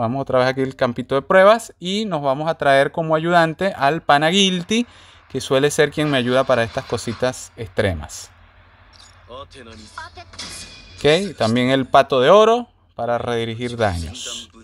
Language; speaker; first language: Spanish; native; Spanish